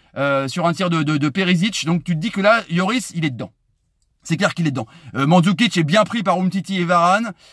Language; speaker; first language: French; native; French